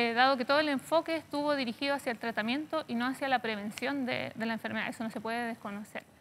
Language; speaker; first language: Spanish; native; Spanish